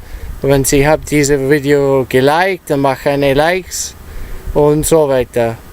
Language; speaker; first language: German; non-native, learner; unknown